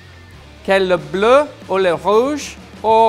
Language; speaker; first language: French; non-native, learner; English